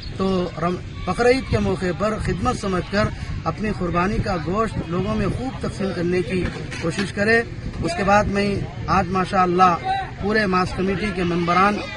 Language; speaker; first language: Urdu; native; Urdu